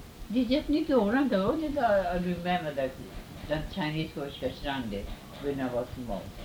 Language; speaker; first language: English; early bilingual, other home language; Japanese